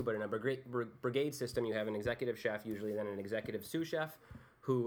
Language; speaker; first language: English; native; English